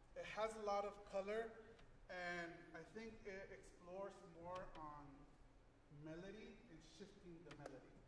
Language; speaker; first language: English; early bilingual, other home language; Spanish